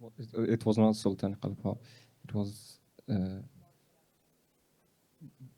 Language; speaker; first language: English; non-native, learner; Persian